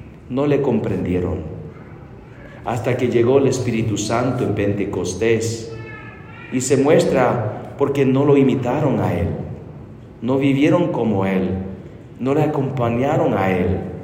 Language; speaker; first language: Spanish; non-native, fluent; English